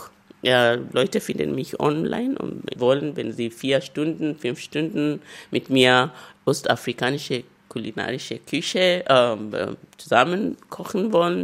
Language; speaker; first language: German; non-native, fluent; Luyia